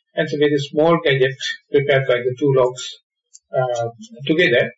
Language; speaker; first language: English; non-native, local second language; Sinhala